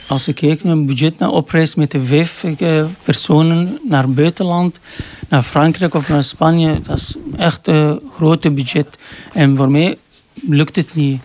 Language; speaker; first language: Dutch; non-native, learner; Arabic